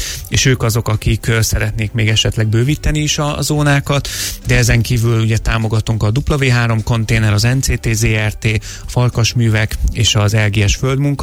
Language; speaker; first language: Hungarian; native; Hungarian